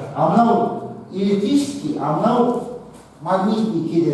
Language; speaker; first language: Russian; non-native, local second language; Kazakh